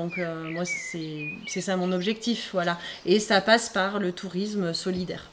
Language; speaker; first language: French; native; French